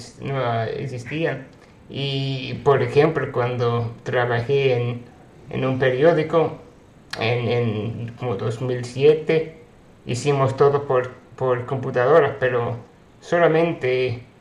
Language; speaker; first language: Spanish; non-native, fluent; English